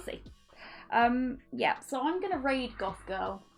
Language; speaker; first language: English; native; English